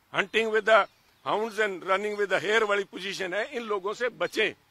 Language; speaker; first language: Hindi; native; Hindi